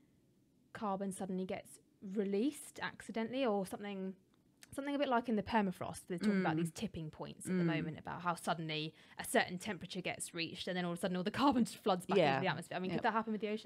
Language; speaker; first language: English; native; English